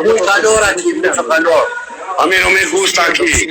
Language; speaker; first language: Spanish; non-native, learner; Albanian